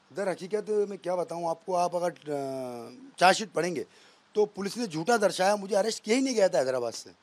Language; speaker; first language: Hindi; native; Hindi